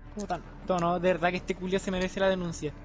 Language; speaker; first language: Spanish; native; Spanish